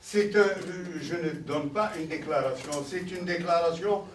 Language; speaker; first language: French; non-native, local second language; Arabic